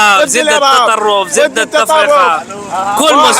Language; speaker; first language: Arabic; non-native, learner; Urdu